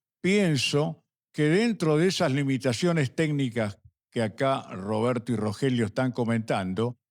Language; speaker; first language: Spanish; native; Spanish